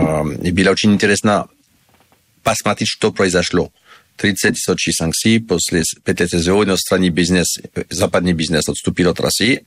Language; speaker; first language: Russian; non-native, learner; French